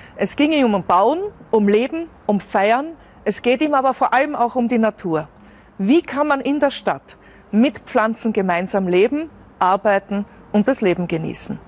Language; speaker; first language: German; native; German